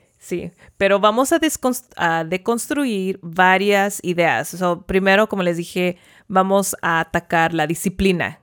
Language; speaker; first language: Spanish; early bilingual, heritage; Spanish